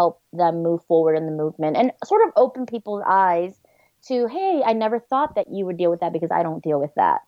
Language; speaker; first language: English; native; English